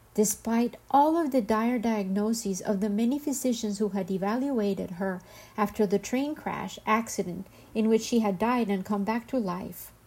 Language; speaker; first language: English; non-native, fluent; Spanish